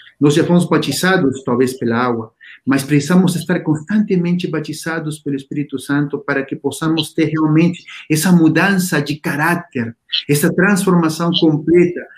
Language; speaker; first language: Portuguese; non-native, fluent; Spanish